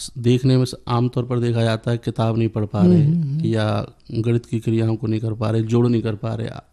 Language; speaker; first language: Hindi; native; Hindi